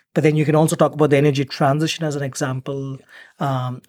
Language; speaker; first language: English; non-native, local second language; Telugu